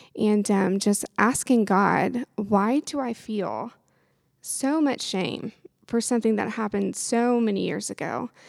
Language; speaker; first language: English; native; English